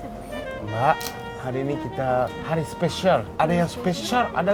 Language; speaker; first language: Indonesian; non-native, learner; Japanese